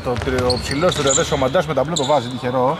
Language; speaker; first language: Greek; native; Greek